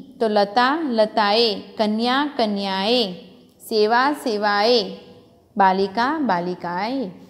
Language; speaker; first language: Hindi; non-native, local second language; Gujarati